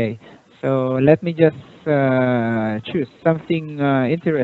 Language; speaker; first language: English; non-native, local second language; Filipino